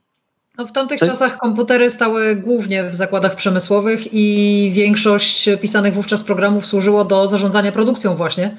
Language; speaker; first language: Polish; native; Polish